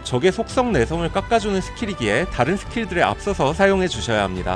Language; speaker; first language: Korean; native; Korean